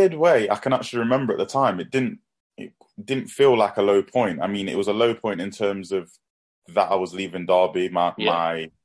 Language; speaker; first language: English; native; English